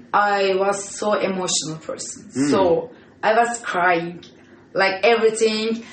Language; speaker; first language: English; non-native, fluent; Turkish